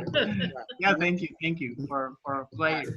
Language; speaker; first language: English; non-native, learner; Spanish